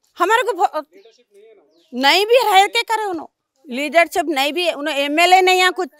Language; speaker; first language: Hindi; native; Hindi